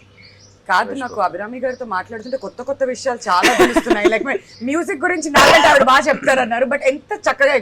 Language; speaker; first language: Telugu; native; Telugu